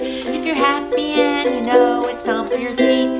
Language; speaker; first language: English; native; English